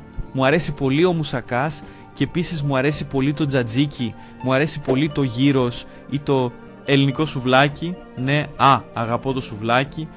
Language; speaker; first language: Greek; non-native, learner; Portuguese